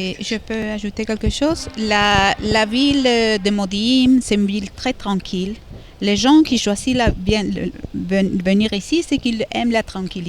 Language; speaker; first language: French; non-native, fluent; Spanish